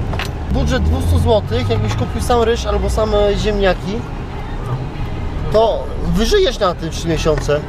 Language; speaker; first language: Polish; native; Polish